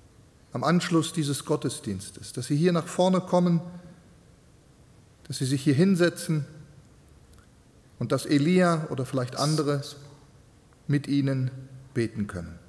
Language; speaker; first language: German; native; German